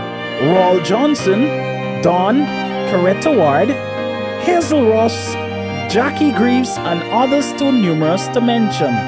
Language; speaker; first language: English; native; English